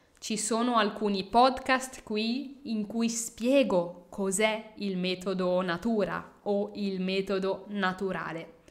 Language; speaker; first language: Italian; native; Italian